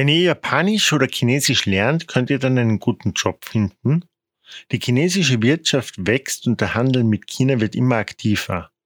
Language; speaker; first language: German; non-native, fluent; Korean